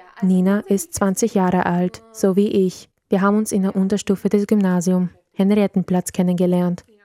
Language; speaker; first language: German; early bilingual, other home language; Serbian